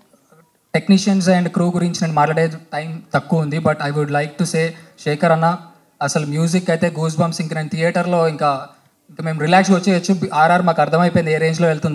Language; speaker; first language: Telugu; native; Telugu